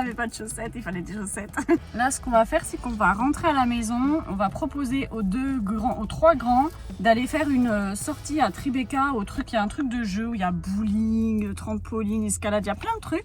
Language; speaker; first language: French; native; French